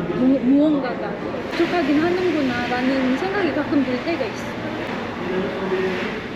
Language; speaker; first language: Korean; non-native, fluent; Indonesian